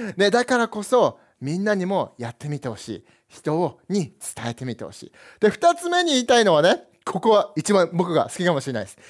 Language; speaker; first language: Japanese; early bilingual, heritage; Japanese